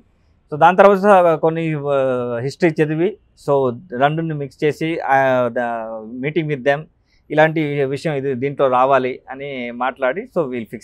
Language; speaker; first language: Telugu; non-native, local second language; Kannada